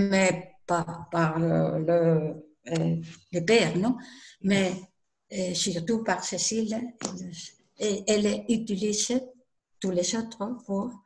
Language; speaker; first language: French; non-native, learner; Spanish